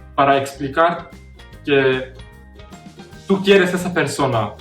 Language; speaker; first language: Spanish; non-native, fluent; Turkish